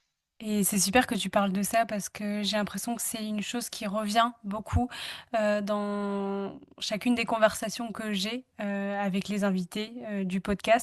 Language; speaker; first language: French; native; French